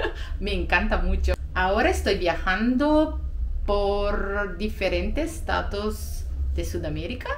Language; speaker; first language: Spanish; non-native, learner; Italian